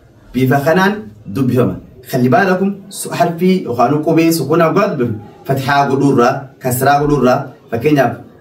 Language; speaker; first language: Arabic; non-native, fluent; Oromo